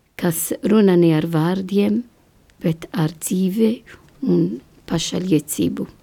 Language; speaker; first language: Latvian; non-native, learner; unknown